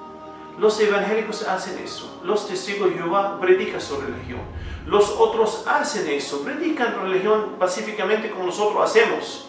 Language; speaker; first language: Spanish; non-native, fluent; Arabic